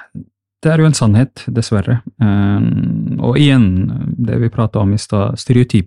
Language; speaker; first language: Norwegian; non-native, fluent; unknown